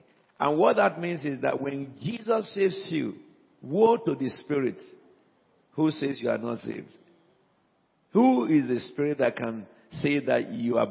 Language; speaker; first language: English; non-native, local second language; Yoruba